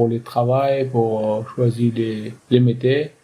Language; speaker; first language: French; non-native, learner; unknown